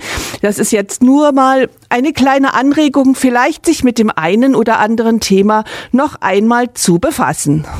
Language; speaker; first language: German; native; German